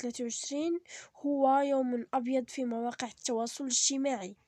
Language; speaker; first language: Arabic; native; Arabic